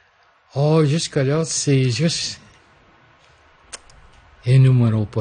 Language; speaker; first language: French; non-native, local second language; English